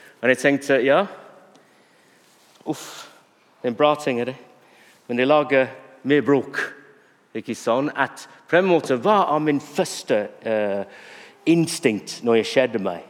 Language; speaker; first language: Norwegian; non-native, fluent; English